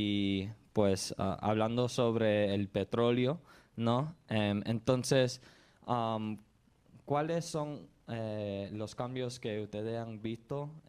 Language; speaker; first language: Spanish; non-native, fluent; English